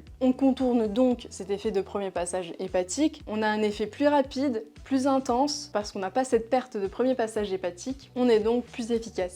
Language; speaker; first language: French; native; French